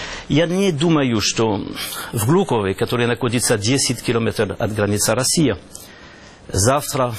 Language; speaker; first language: Russian; non-native, learner; French